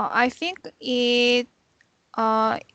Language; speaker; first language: English; non-native, learner; Korean